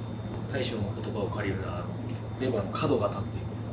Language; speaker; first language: Japanese; native; Japanese